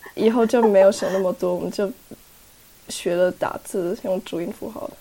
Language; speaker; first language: Chinese; early bilingual, heritage; Chinese